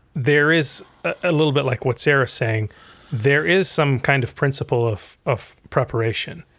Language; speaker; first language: English; early bilingual, other home language; Arabic